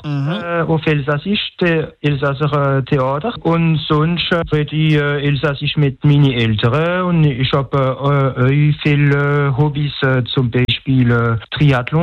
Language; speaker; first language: German; non-native, local second language; French